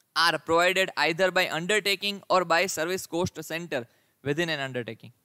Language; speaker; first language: English; non-native, local second language; Gujarati